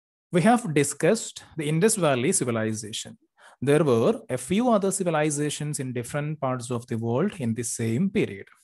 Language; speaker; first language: English; non-native, local second language; Malayalam